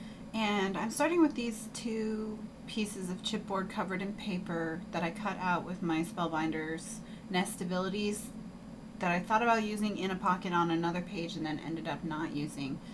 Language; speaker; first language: English; native; English